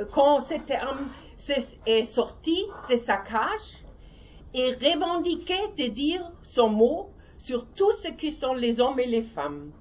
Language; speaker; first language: French; non-native, learner; German